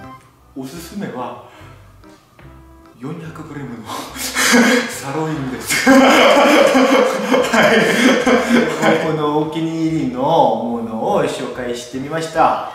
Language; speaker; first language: Japanese; non-native, learner; Korean